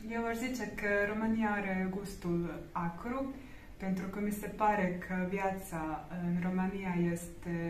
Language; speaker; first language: Romanian; non-native, learner; Croatian